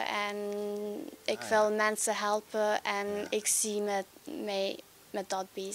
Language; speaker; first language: Dutch; early bilingual, other home language; Albanian